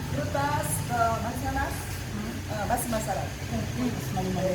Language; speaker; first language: Filipino; non-native, learner; Korean